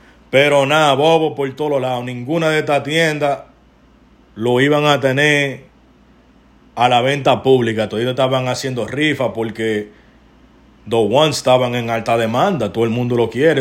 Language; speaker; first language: Spanish; early bilingual, heritage; Spanish